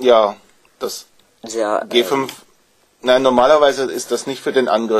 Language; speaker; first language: German; native; German